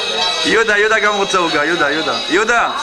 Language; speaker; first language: Hebrew; native; Hebrew